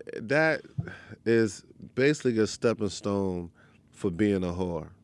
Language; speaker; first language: English; native; English